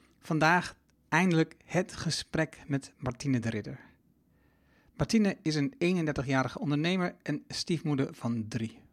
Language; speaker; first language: Dutch; native; Dutch